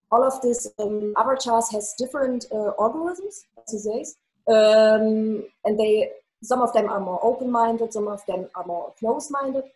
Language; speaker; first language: English; non-native, fluent; German